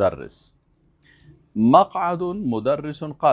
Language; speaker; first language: Arabic; non-native, fluent; Persian